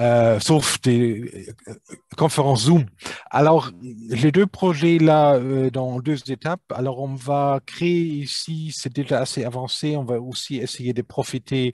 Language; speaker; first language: French; non-native, fluent; German